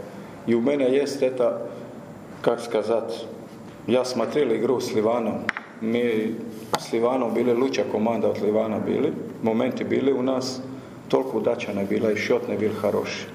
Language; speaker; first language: Russian; non-native, learner; Croatian